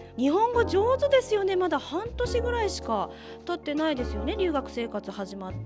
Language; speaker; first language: Japanese; native; Japanese